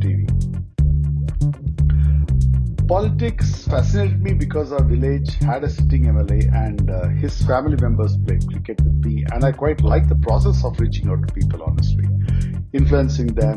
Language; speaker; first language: English; non-native, local second language; Kannada